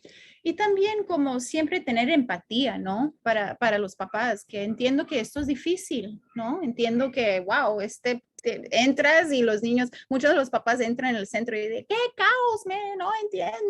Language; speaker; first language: Spanish; non-native, fluent; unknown